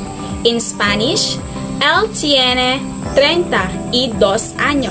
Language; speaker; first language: Spanish; non-native, learner; Filipino